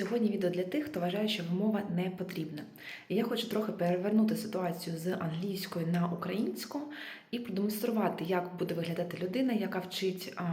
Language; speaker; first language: Ukrainian; native; Ukrainian